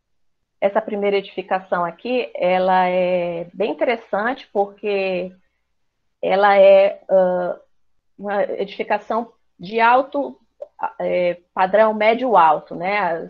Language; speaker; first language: Portuguese; native; Portuguese